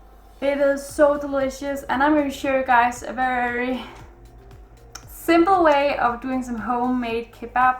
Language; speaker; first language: English; non-native, fluent; Danish